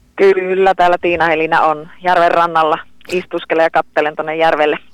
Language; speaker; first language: Finnish; native; Finnish